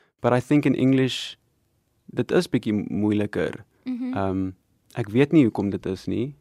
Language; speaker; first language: Afrikaans; non-native, local second language; English